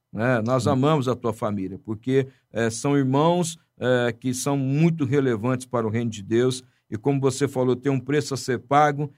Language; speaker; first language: Portuguese; native; Portuguese